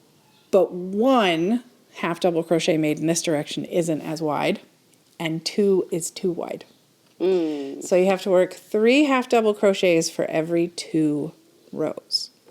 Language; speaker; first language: English; native; English